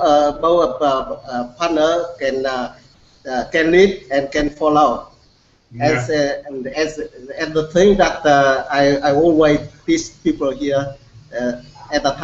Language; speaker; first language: English; non-native, learner; Vietnamese